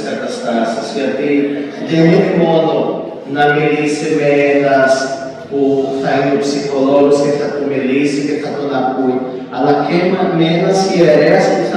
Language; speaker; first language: Greek; non-native, fluent; Portuguese